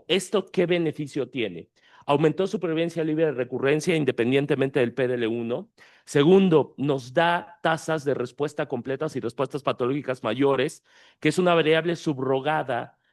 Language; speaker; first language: Spanish; native; Spanish